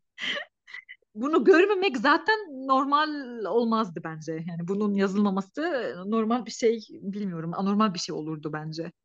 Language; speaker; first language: Turkish; non-native, fluent; Arabic